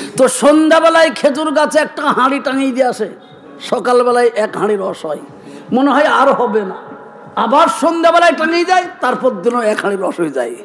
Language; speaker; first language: Bangla; native; Bangla